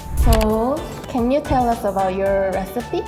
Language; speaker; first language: English; non-native, learner; Korean